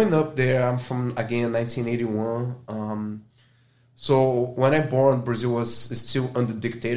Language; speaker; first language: English; non-native, fluent; Portuguese